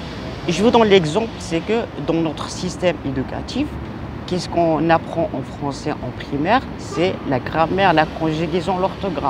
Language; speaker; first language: French; non-native, local second language; Arabic